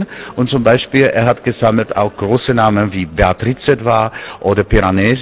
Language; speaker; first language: German; non-native, fluent; Czech